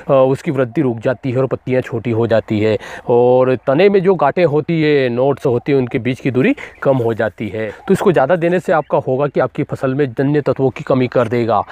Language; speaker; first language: Hindi; native; Hindi